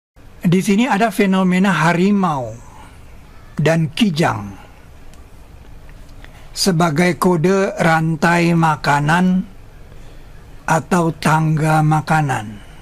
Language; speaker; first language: Indonesian; native; Indonesian